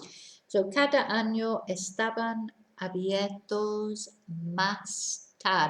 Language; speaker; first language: Spanish; non-native, fluent; English